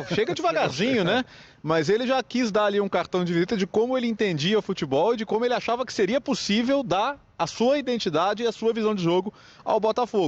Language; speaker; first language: Portuguese; native; Portuguese